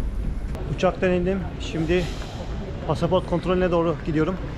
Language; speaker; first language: Turkish; native; Turkish